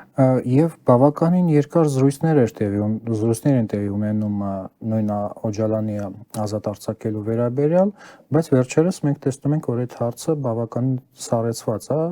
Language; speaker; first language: Armenian; native; Armenian